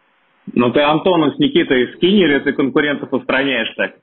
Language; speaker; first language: Russian; native; Russian